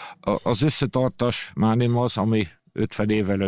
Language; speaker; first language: Hungarian; early bilingual, heritage; Hungarian